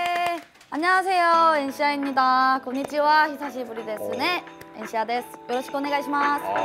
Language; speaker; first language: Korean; native; Korean